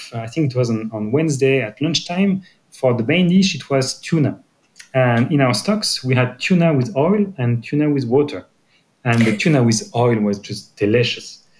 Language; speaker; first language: English; non-native, fluent; French